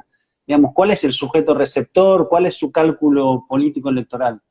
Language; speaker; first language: Spanish; native; Spanish